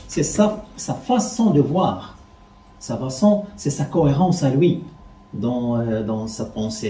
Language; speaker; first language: French; non-native, local second language; Arabic